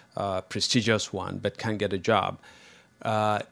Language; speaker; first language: English; non-native, local second language; Igbo